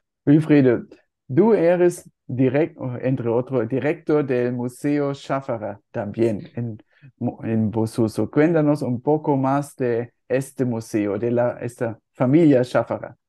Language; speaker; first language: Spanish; non-native, fluent; German